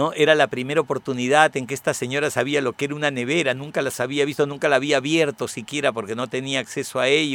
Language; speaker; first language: Spanish; native; Spanish